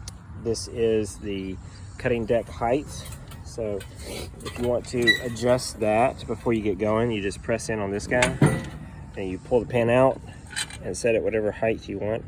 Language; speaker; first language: English; native; English